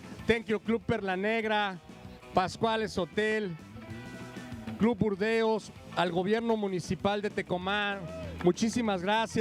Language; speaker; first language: Spanish; native; Spanish